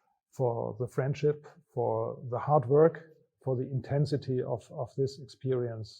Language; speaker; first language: English; non-native, fluent; German